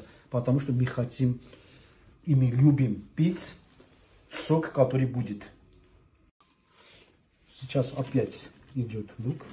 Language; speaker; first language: Russian; non-native, fluent; Armenian